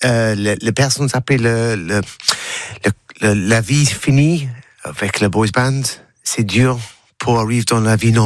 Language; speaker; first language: French; non-native, learner; English